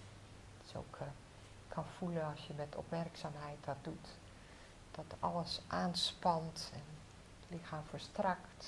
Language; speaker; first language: Dutch; native; Dutch